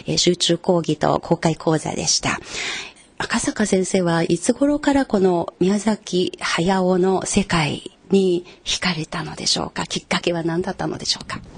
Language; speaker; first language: Japanese; non-native, fluent; Chinese